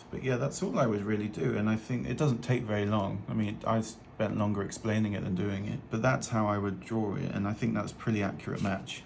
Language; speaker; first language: English; native; English